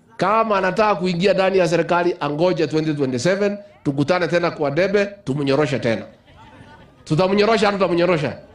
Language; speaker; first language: Swahili; non-native, local second language; Kikuyu